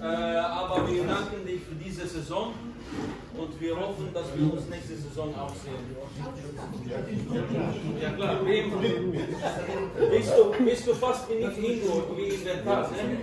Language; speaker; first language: German; non-native, learner; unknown